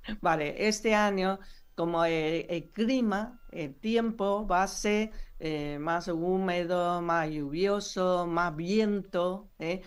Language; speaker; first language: Spanish; non-native, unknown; Chinese